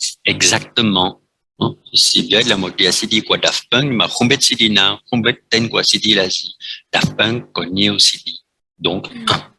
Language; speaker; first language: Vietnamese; non-native, fluent; French